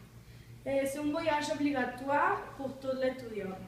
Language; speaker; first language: French; non-native, learner; Spanish